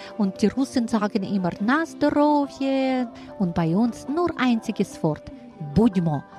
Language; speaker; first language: German; non-native, fluent; Ukrainian